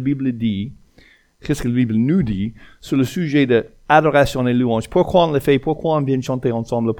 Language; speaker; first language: French; non-native, fluent; English